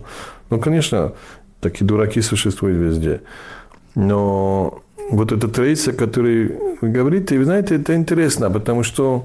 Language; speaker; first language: Russian; non-native, fluent; English